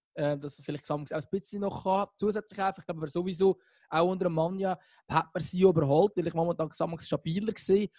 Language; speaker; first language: German; native; German